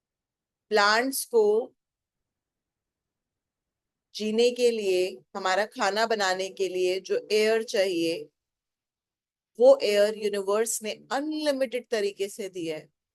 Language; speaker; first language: Hindi; native; Hindi